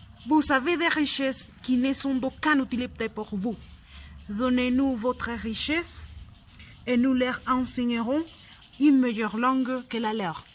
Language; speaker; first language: French; non-native, learner; Spanish